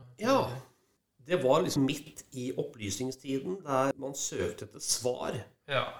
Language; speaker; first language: Norwegian; native; Norwegian